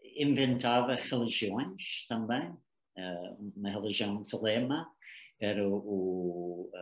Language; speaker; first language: Portuguese; non-native, fluent; English